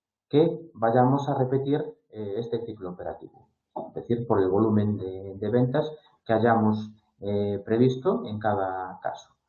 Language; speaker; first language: Spanish; native; Spanish